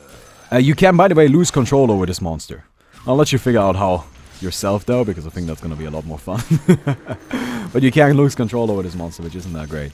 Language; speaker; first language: English; non-native, fluent; German